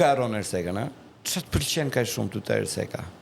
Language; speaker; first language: Albanian; native; Albanian